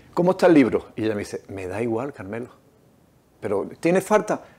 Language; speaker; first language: Spanish; native; Spanish